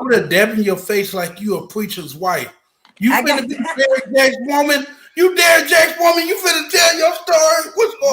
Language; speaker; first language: English; native; English